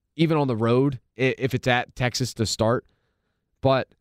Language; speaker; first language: English; native; English